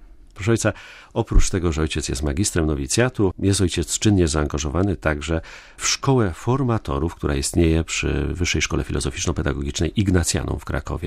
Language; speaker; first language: Polish; native; Polish